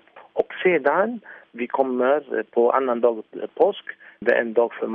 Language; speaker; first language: Swedish; non-native, fluent; Arabic